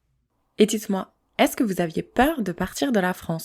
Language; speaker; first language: French; native; French